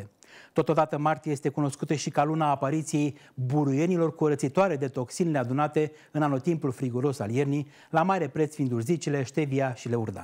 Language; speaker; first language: Romanian; native; Romanian